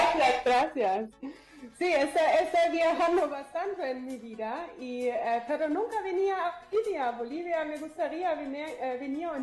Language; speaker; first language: Spanish; non-native, learner; German